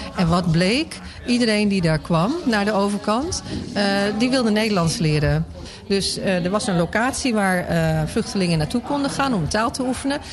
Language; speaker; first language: Dutch; native; Dutch